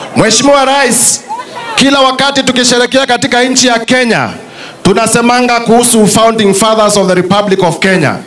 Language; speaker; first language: Swahili; non-native, local second language; Kamba